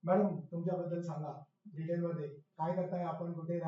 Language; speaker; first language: Hindi; native; Hindi